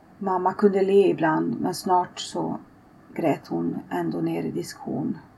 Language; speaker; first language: Swedish; early bilingual, other home language; Finnish